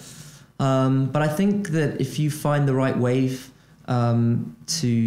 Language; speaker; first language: English; non-native, fluent; Portuguese